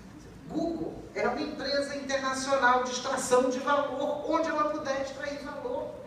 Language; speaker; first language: Portuguese; native; Portuguese